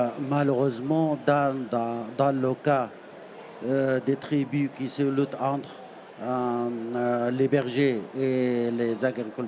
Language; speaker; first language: French; non-native, fluent; Arabic